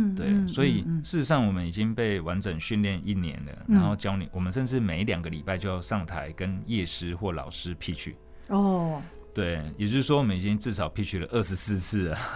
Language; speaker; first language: Chinese; non-native, local second language; Min Nan Chinese